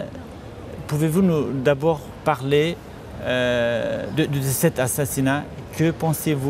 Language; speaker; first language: French; non-native, fluent; Kurdish